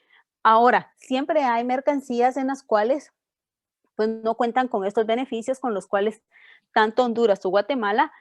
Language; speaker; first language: Spanish; native; Spanish